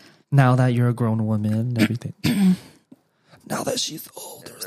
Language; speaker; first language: English; early bilingual, other home language; Spanish